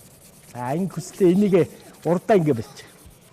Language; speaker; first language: Mongolian; native; Mongolian